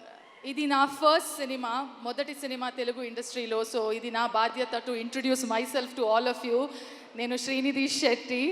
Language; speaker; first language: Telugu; non-native, learner; Kannada